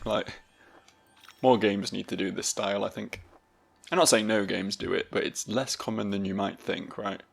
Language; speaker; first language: English; native; English